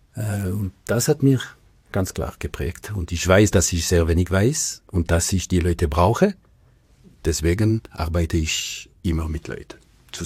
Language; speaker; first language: German; non-native, local second language; French